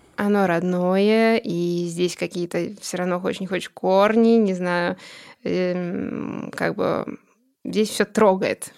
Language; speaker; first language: Russian; native; Russian